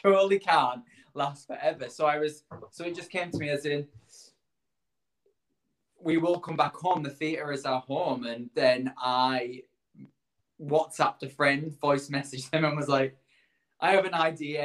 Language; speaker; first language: English; native; English